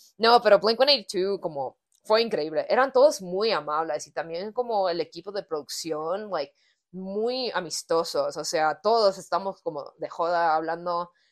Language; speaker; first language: Spanish; early bilingual, heritage; Spanish